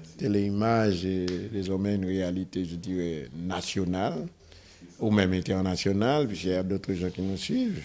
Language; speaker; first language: French; non-native, local second language; Haitian Creole